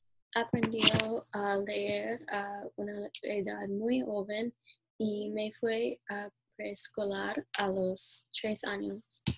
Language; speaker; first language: Spanish; non-native, learner; English